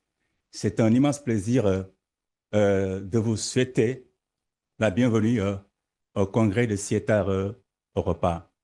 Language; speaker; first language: French; non-native, local second language; Wolof